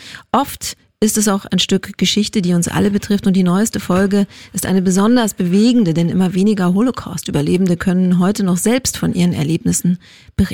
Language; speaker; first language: German; native; German